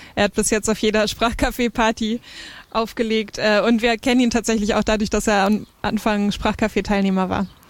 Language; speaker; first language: German; native; German